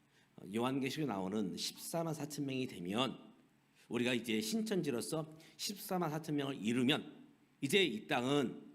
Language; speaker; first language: Korean; native; Korean